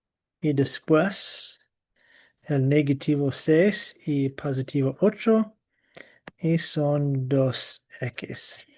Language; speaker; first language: Spanish; non-native, fluent; English